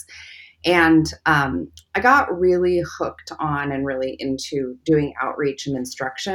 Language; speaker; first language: English; native; English